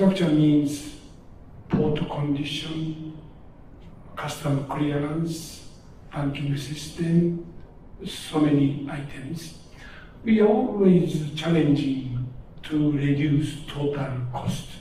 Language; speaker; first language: English; non-native, learner; Japanese